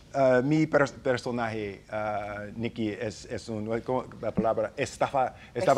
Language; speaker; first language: Spanish; non-native, learner; English